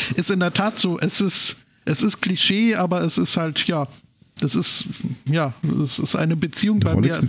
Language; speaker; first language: German; non-native, fluent; English